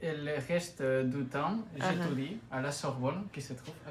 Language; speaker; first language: French; non-native, fluent; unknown